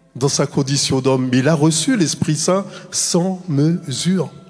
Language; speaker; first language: French; native; French